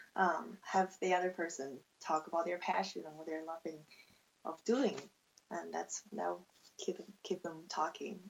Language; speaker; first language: English; non-native, fluent; Chinese